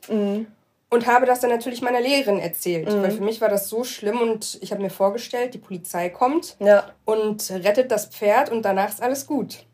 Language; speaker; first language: German; early bilingual, other home language; Arabic